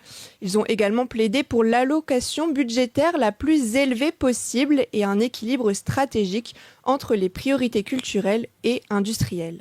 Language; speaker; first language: French; native; French